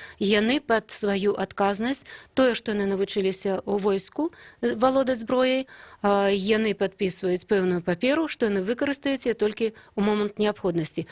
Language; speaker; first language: Belarusian; native; Belarusian